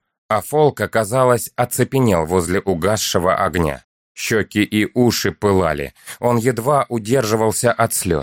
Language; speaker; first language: Russian; native; Russian